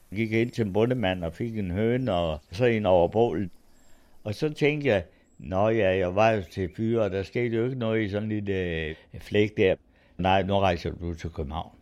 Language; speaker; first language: Danish; early bilingual, other home language; German